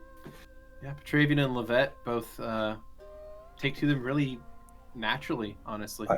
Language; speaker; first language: English; native; English